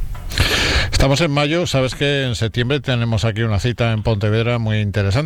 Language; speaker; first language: Spanish; native; Spanish